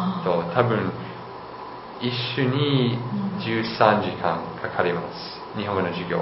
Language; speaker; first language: Japanese; non-native, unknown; English